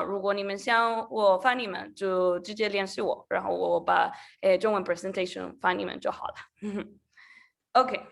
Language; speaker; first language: Chinese; non-native, learner; Spanish